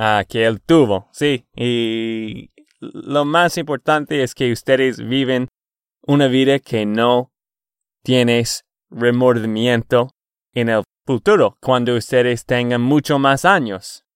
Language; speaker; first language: Spanish; non-native, learner; English